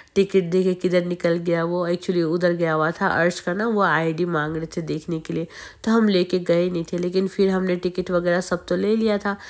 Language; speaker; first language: Hindi; non-native, local second language; Bangla